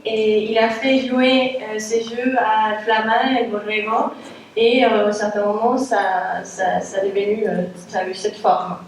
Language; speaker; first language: French; non-native, fluent; Spanish